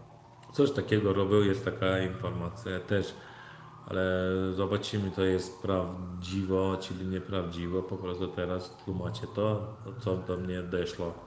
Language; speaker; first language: Polish; non-native, learner; Turkmen